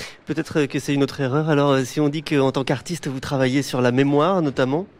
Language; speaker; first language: French; native; French